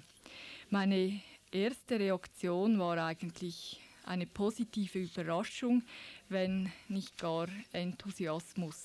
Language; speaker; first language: German; native; German